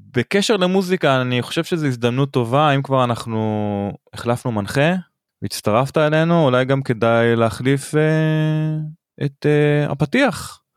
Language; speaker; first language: Hebrew; native; Hebrew